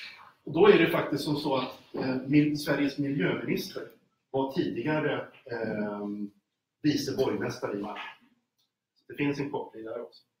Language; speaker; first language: Swedish; native; Swedish